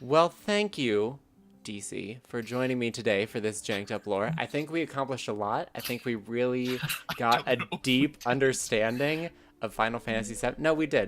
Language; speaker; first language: English; native; English